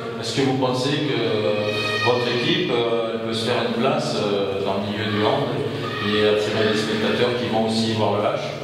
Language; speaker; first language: French; native; French